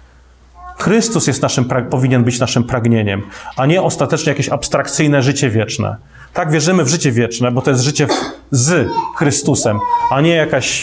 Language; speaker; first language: Polish; native; Polish